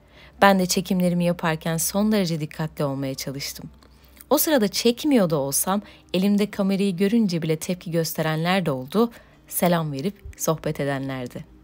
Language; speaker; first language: Turkish; native; Turkish